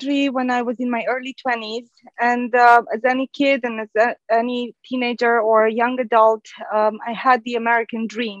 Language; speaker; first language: English; non-native, fluent; Romanian